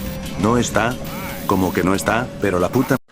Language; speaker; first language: Spanish; native; Spanish